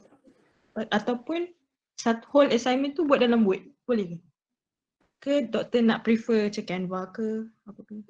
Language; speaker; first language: Malay; native; Malay